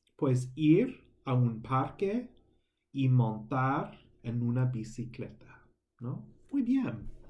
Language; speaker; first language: Spanish; non-native, fluent; English